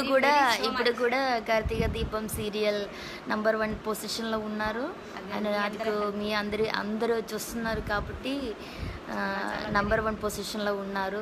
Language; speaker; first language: Telugu; non-native, learner; Malayalam